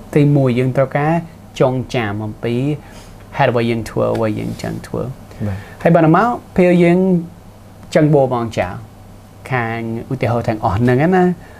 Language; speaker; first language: Khmer; early bilingual, heritage; Khmer